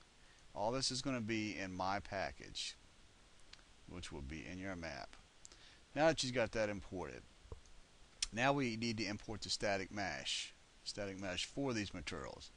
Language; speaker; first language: English; native; English